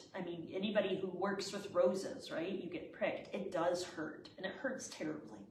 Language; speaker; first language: English; native; English